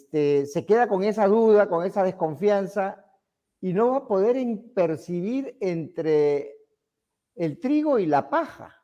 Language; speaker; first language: Spanish; native; Spanish